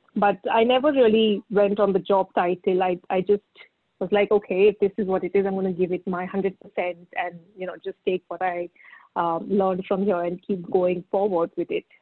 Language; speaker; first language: English; non-native, local second language; Marathi